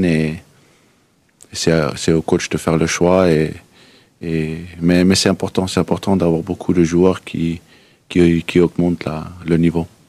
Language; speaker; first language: French; non-native, fluent; Danish